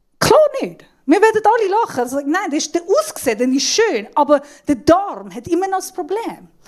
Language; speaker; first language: German; non-native, fluent; Persian